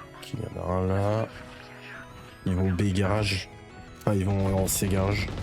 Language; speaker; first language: French; native; French